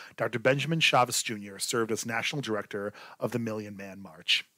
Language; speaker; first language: English; native; English